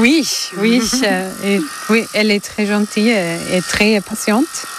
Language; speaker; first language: French; non-native, learner; German